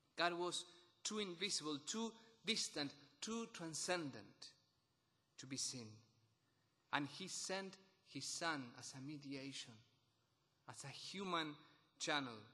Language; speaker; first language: English; non-native, fluent; Spanish